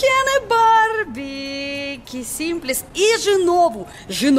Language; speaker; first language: Portuguese; non-native, learner; Russian